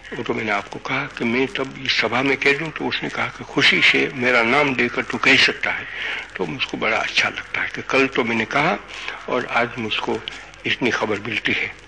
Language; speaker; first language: Hindi; non-native, local second language; Gujarati